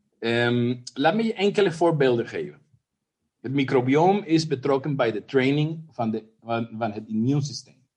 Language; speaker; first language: Dutch; non-native, fluent; Spanish